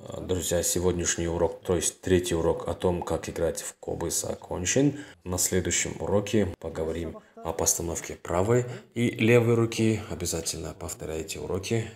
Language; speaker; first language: Russian; non-native, local second language; Kazakh